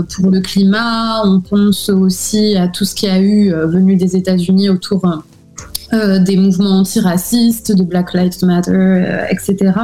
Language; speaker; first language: French; native; French